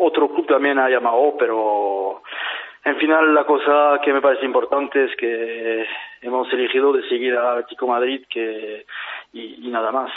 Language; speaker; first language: Spanish; non-native, fluent; French